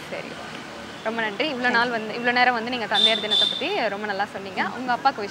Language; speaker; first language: Tamil; native; Tamil